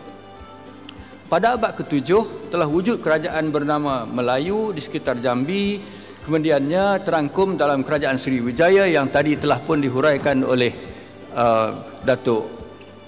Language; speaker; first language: Malay; native; Malay